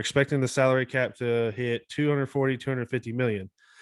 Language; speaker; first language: English; native; English